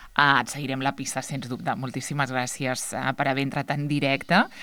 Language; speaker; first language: Catalan; native; Catalan